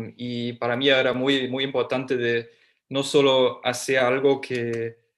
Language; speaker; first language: Spanish; non-native, fluent; German